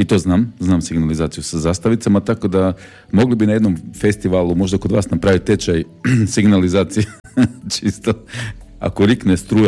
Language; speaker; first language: Serbian; native; Serbian